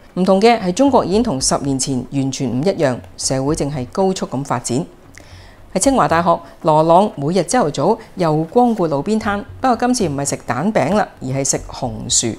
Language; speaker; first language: Chinese; non-native, local second language; Cantonese